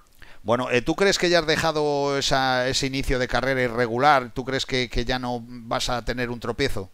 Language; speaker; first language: Spanish; native; Spanish